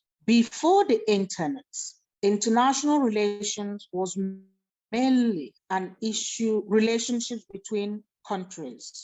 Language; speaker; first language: English; non-native, local second language; Igbo